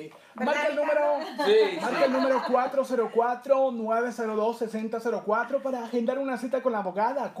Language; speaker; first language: Spanish; native; Spanish